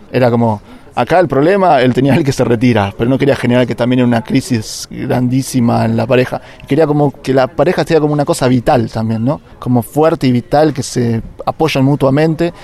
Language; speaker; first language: Spanish; native; Spanish